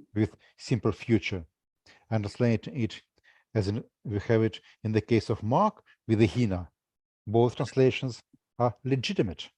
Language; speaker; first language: English; non-native, fluent; Russian